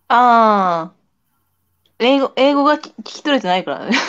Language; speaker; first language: Japanese; native; Japanese